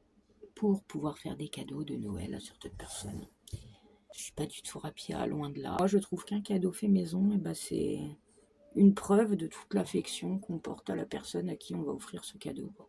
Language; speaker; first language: French; native; French